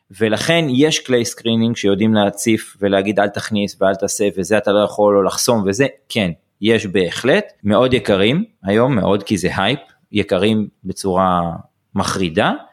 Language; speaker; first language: Hebrew; native; Hebrew